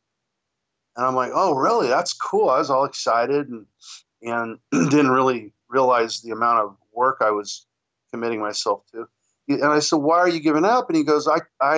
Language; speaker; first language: English; native; English